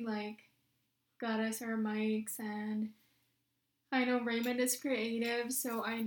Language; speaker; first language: English; non-native, local second language; Filipino